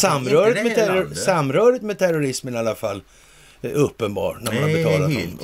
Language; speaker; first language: Swedish; native; Swedish